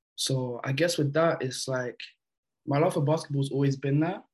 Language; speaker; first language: English; early bilingual, other home language; French